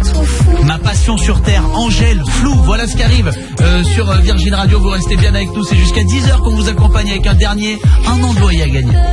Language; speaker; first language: French; native; French